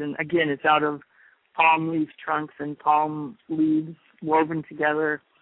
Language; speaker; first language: English; native; English